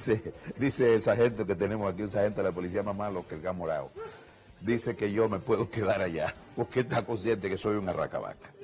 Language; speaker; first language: Spanish; native; Spanish